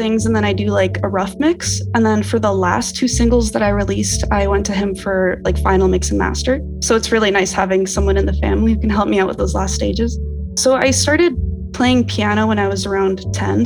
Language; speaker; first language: English; native; English